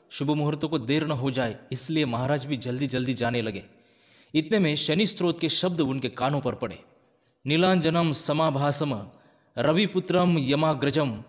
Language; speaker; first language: Hindi; non-native, local second language; Marathi